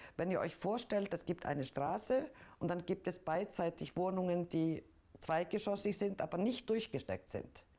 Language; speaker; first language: German; non-native, fluent; Icelandic